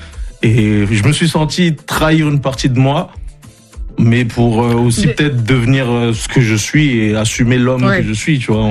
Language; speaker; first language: French; early bilingual, other home language; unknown